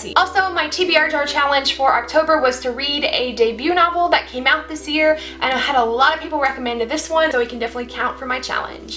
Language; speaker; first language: English; native; English